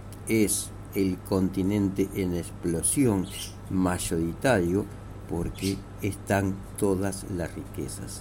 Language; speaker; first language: Spanish; native; Spanish